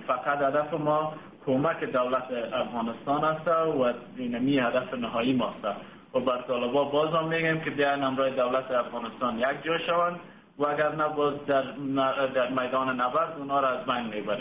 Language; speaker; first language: Persian; native; Persian